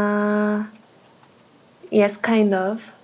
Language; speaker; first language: English; non-native, learner; Korean